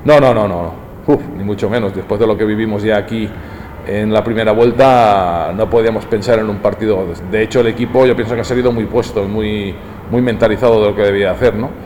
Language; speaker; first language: Spanish; native; Spanish